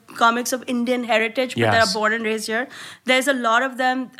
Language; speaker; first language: English; non-native, local second language; Gujarati